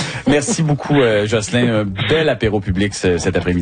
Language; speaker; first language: French; native; French